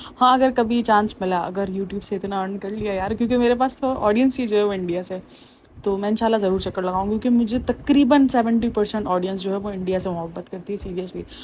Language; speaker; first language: Urdu; native; Urdu